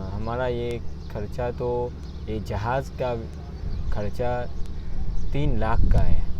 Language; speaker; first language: Hindi; non-native, learner; Burmese